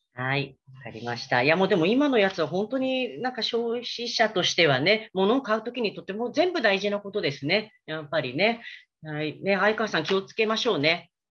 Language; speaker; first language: Japanese; native; Japanese